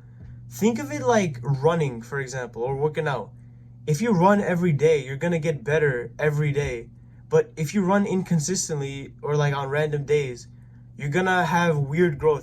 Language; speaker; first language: English; native; English